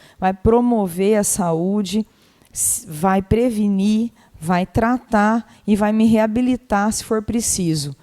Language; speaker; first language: Portuguese; native; Portuguese